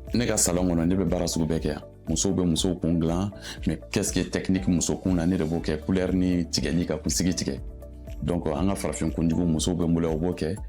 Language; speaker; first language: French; non-native, local second language; Bambara